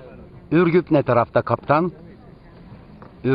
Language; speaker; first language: Turkish; native; Turkish